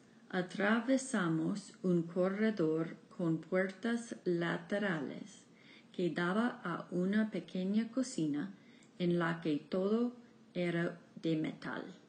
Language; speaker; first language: Spanish; non-native, fluent; English